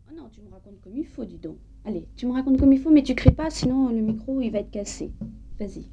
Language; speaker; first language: French; native; French